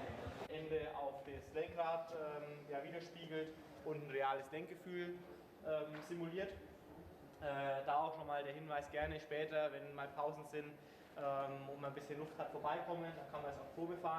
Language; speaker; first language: German; native; German